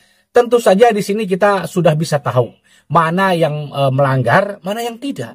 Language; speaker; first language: Indonesian; native; Indonesian